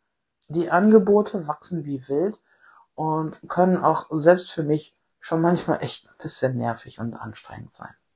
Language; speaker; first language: German; native; German